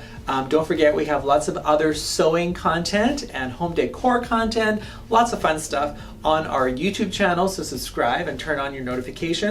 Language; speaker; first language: English; native; English